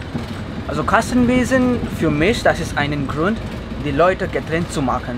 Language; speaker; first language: German; non-native, fluent; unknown